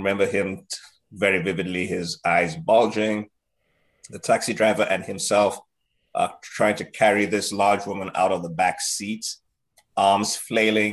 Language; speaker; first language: English; non-native, local second language; Yoruba